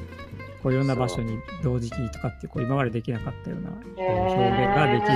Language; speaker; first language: Japanese; native; Japanese